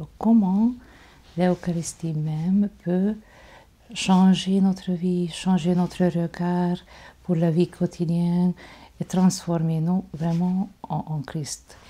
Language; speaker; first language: French; non-native, fluent; Hungarian